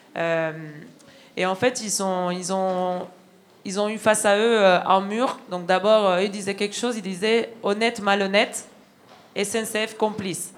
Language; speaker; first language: French; non-native, fluent; Spanish